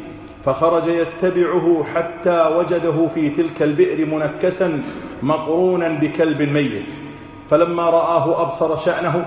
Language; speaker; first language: Arabic; native; Arabic